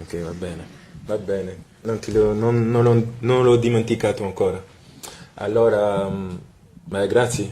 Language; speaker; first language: Italian; non-native, fluent; French